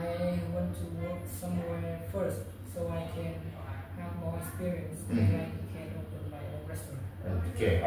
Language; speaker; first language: English; non-native, learner; Vietnamese